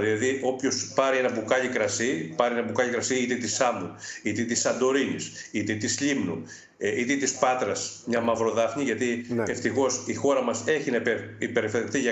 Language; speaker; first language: Greek; native; Greek